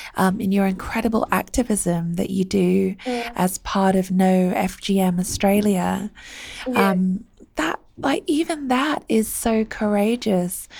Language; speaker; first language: English; native; English